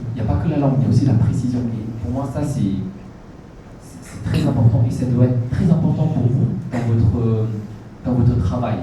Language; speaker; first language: French; native; French